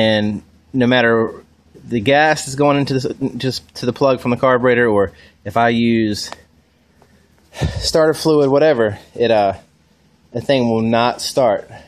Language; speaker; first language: English; native; English